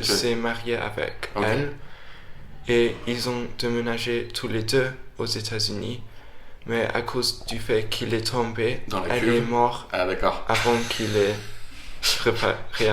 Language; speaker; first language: French; non-native, fluent; English